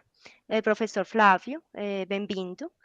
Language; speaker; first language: Portuguese; non-native, learner; Spanish